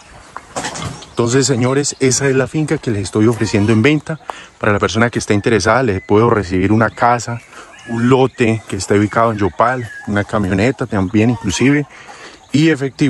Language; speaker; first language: Spanish; native; Spanish